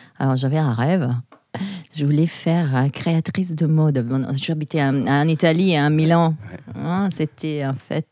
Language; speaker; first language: French; non-native, fluent; Italian